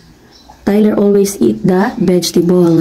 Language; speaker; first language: English; non-native, local second language; Filipino